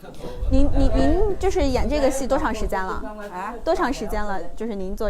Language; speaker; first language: Chinese; native; Chinese